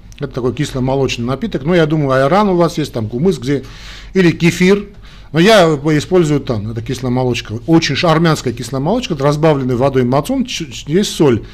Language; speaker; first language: Russian; non-native, local second language; Armenian